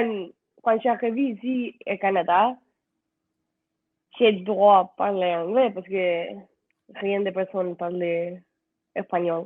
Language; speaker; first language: French; non-native, learner; Spanish